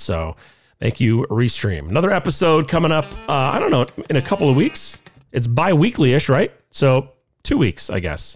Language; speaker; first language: English; native; English